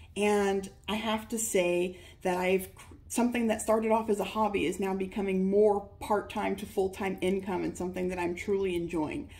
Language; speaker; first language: English; native; English